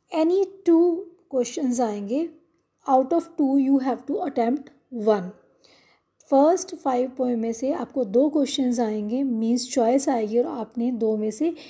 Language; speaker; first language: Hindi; non-native, local second language; Punjabi